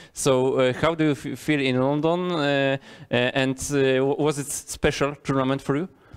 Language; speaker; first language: English; non-native, fluent; Polish